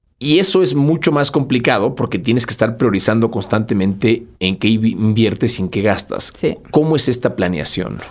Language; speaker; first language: Spanish; native; Spanish